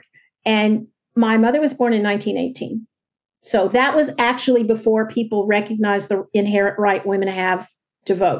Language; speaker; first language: English; native; English